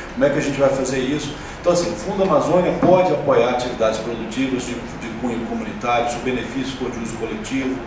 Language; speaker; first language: Portuguese; native; Portuguese